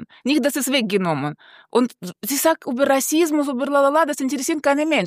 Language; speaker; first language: German; non-native, fluent; Russian